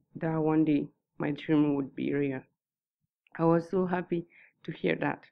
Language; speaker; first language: English; non-native, fluent; Susu